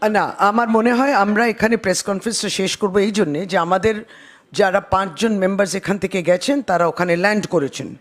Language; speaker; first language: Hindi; non-native, local second language; Bangla